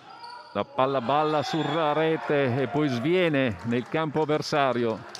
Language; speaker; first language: Italian; native; Italian